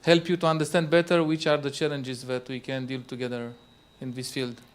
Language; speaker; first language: English; non-native, fluent; Romanian